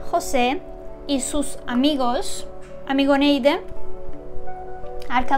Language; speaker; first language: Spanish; non-native, fluent; Turkish